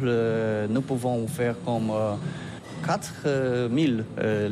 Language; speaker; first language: French; non-native, learner; Polish